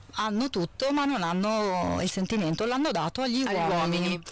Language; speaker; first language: Italian; native; Italian